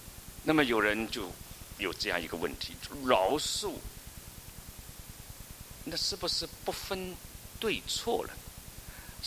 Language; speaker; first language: Chinese; native; Chinese